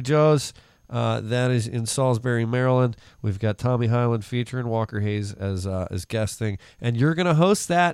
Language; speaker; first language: English; native; English